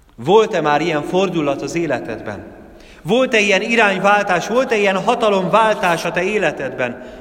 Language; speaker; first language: Hungarian; native; Hungarian